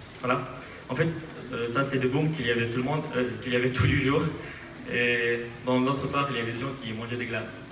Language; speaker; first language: French; non-native, fluent; Aramaic